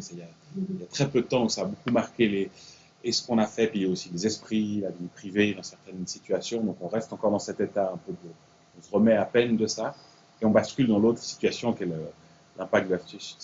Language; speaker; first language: French; native; French